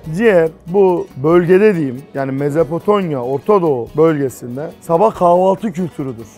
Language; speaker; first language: Turkish; native; Turkish